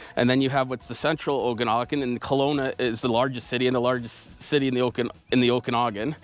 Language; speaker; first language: English; native; English